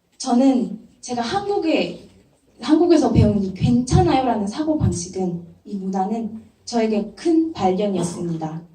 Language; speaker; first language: Korean; non-native, fluent; Japanese